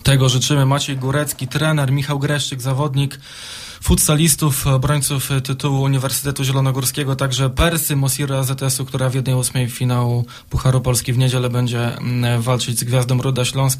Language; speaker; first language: Polish; native; Polish